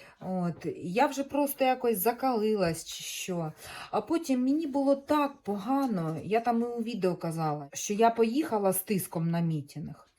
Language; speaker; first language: Ukrainian; native; Ukrainian